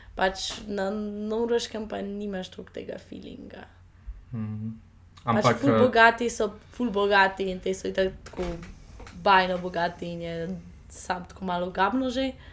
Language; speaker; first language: Slovenian; native; Slovenian